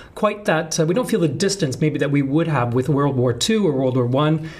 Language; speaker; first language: English; native; English